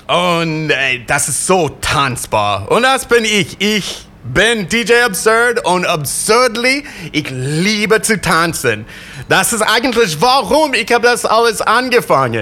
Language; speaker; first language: German; non-native, learner; English